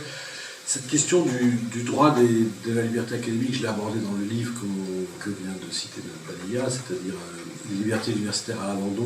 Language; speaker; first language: French; native; French